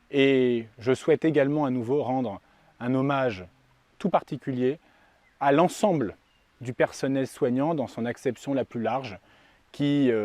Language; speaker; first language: French; native; French